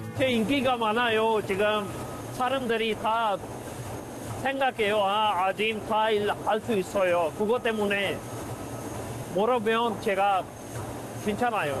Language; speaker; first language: Korean; non-native, learner; Urdu